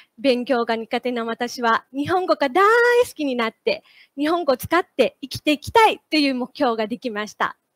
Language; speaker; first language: Japanese; non-native, fluent; Thai